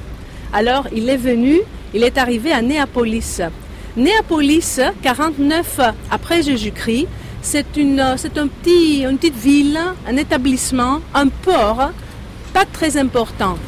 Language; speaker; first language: French; non-native, fluent; Greek